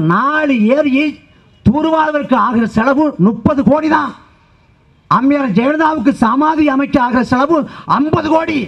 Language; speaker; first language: Tamil; native; Tamil